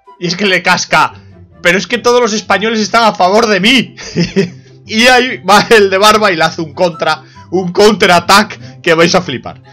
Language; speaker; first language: Spanish; native; Spanish